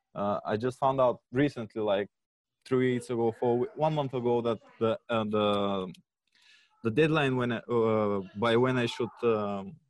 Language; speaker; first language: English; non-native, fluent; Bulgarian